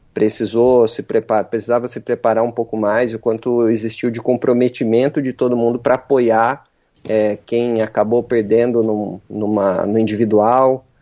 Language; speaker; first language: Portuguese; native; Portuguese